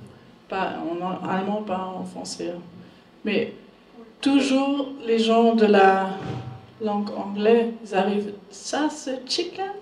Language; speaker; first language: French; non-native, learner; German